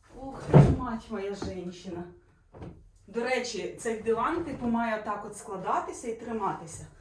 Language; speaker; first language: Ukrainian; non-native, local second language; Russian